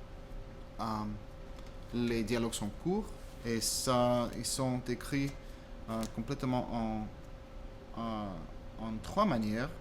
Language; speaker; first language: French; non-native, fluent; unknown